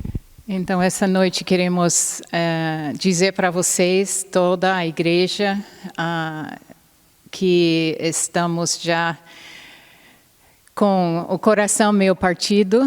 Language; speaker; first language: Portuguese; non-native, fluent; English